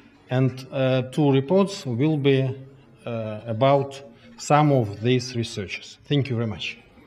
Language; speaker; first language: English; non-native, fluent; Russian